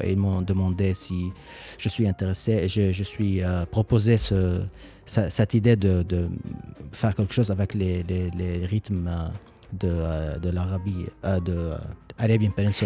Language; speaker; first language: French; non-native, learner; Arabic